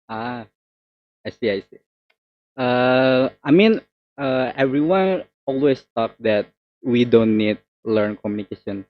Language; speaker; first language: English; non-native, learner; Indonesian